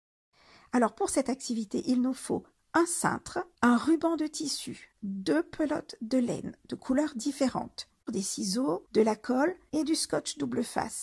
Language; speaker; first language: French; native; French